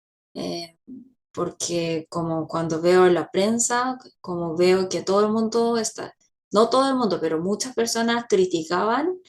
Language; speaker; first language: Spanish; non-native, fluent; Korean